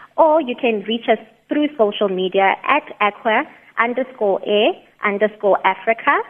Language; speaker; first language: English; non-native, local second language; Tswana